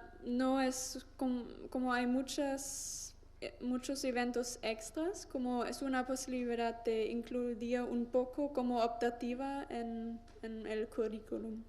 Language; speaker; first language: Spanish; non-native, learner; German